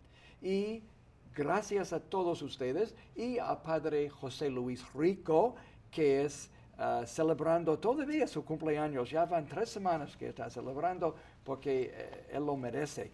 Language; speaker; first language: Spanish; non-native, fluent; English